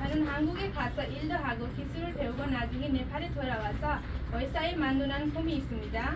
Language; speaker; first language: Korean; non-native, learner; Nepali